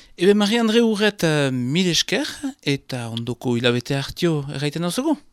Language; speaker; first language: Basque; native; Basque